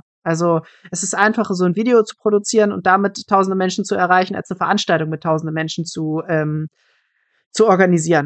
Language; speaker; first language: German; native; German